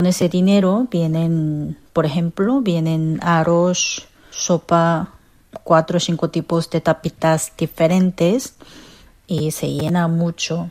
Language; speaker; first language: Spanish; non-native, fluent; Korean